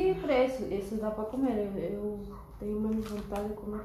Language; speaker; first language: Portuguese; non-native, learner; Spanish